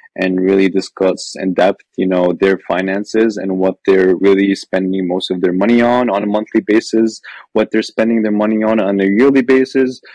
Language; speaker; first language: English; non-native, fluent; Arabic